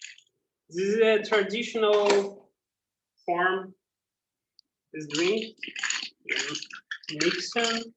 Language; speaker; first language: English; non-native, learner; Portuguese